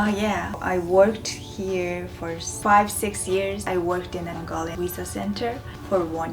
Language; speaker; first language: English; non-native, fluent; Mongolian